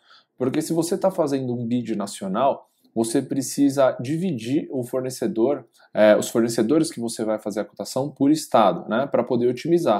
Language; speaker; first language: Portuguese; native; Portuguese